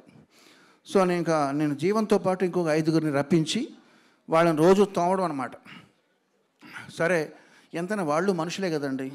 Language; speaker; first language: Telugu; native; Telugu